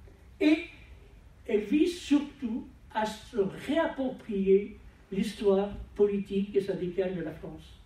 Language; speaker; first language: French; native; French